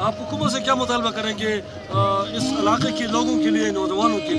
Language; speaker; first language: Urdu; non-native, local second language; Khowar